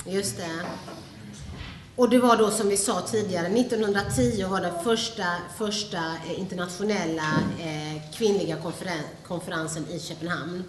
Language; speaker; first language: Swedish; early bilingual, other home language; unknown